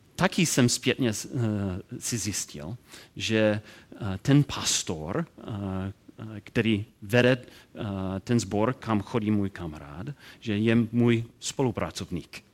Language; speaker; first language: Czech; non-native, learner; English